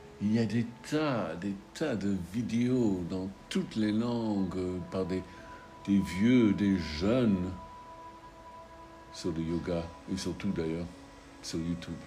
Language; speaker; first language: French; non-native, fluent; English